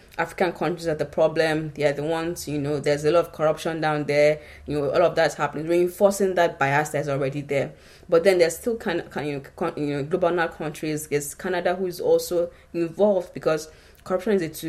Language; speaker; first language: English; non-native, local second language; Yoruba